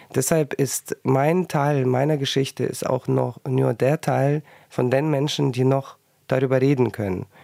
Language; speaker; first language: German; early bilingual, other home language; Russian